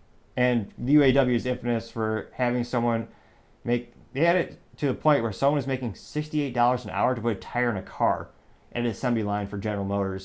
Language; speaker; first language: English; native; English